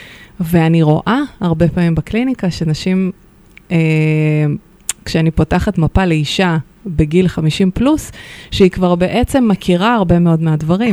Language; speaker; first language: Hebrew; native; Hebrew